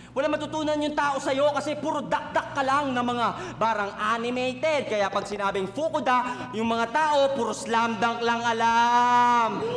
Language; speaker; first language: Filipino; native; Filipino